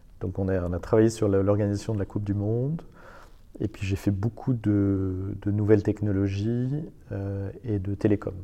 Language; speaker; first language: French; non-native, fluent; Persian